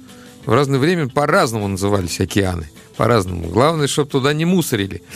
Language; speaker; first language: Russian; native; Russian